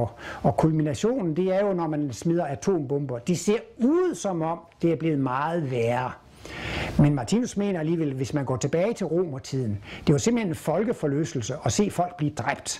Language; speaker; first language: Danish; native; Danish